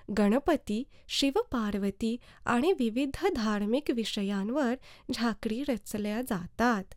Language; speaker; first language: Marathi; early bilingual, heritage; Marathi